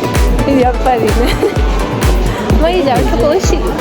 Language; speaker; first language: Japanese; non-native, fluent; Filipino